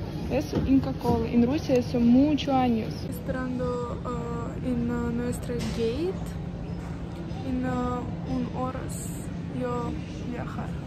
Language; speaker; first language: Spanish; non-native, learner; Russian